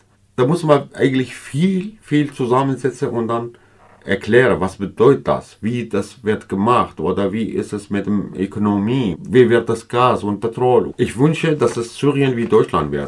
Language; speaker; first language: German; non-native, learner; Kurdish